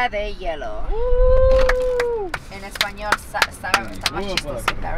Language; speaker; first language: Spanish; early bilingual, heritage; Spanish